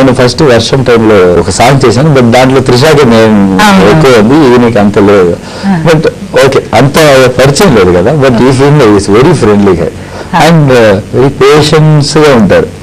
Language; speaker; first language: Telugu; non-native, learner; Tamil